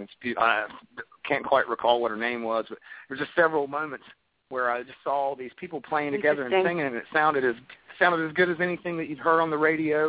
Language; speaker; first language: English; native; English